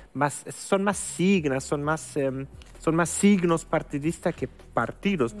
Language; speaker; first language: Spanish; non-native, fluent; German